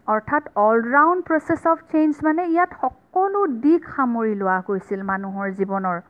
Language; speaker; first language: English; non-native, local second language; Assamese